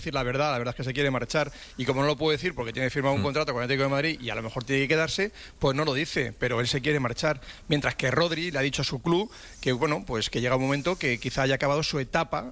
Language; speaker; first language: Spanish; native; Spanish